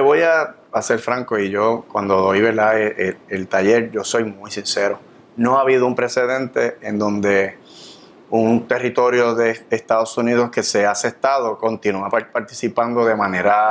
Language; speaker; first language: Spanish; native; Spanish